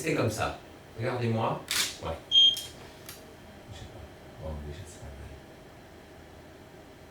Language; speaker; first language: French; native; French